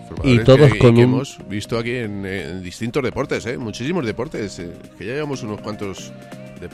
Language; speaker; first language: Spanish; native; Spanish